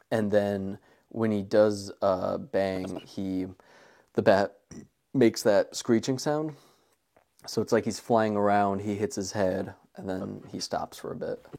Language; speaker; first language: English; native; English